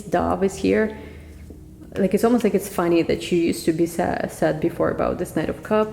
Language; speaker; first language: English; non-native, fluent; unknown